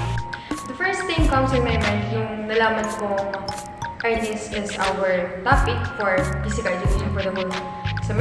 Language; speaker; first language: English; non-native, local second language; Filipino